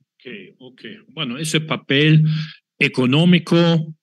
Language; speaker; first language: Spanish; non-native, fluent; German